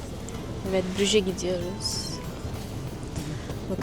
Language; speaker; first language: Turkish; non-native, learner; Russian